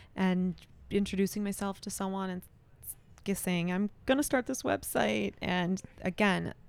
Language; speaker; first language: English; native; English